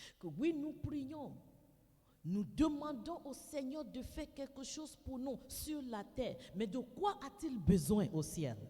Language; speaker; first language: French; non-native, fluent; Yoruba